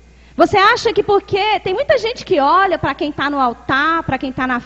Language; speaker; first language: Portuguese; native; Portuguese